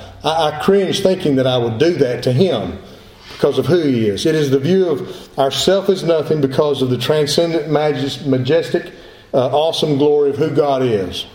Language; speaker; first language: English; native; English